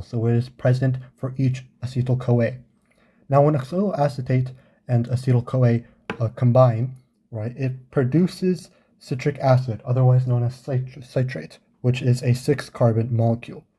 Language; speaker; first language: English; native; English